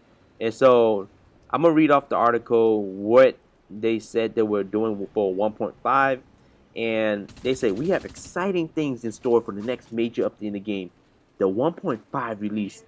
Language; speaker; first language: English; native; English